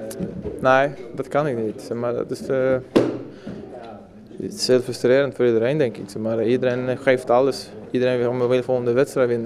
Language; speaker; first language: Dutch; non-native, fluent; Swedish